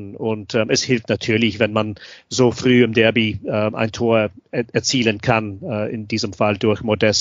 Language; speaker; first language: German; non-native, fluent; English